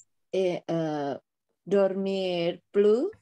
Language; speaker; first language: French; non-native, learner; Indonesian